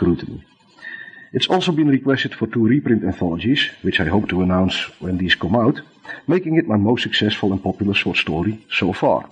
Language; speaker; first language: English; non-native, fluent; Dutch